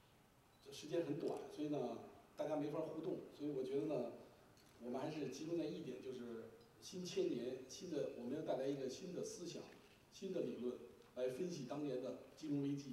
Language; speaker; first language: Chinese; native; Chinese